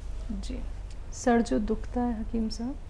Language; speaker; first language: Hindi; native; Hindi